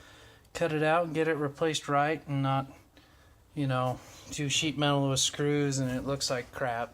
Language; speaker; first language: English; native; English